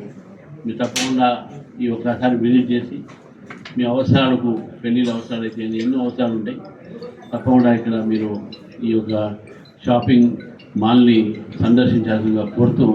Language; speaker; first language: Telugu; native; Telugu